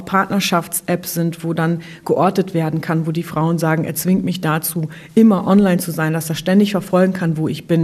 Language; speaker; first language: German; native; German